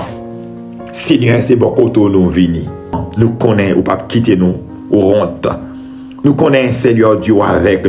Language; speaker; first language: French; non-native, local second language; Haitian Creole